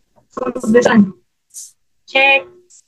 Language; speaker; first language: Korean; non-native, learner; Filipino